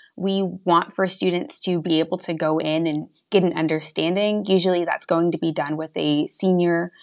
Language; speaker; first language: English; native; English